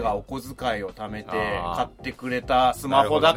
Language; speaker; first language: Japanese; native; Japanese